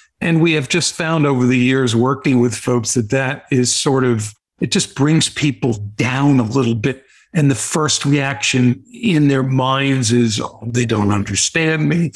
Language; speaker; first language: English; native; English